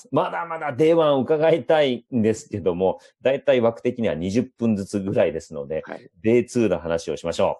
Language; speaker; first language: Japanese; native; Japanese